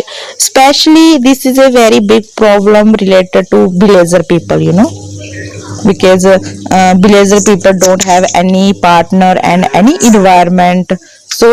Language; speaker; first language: English; non-native, learner; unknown